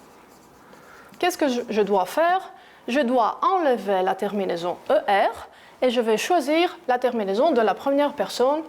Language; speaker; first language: French; non-native, fluent; Greek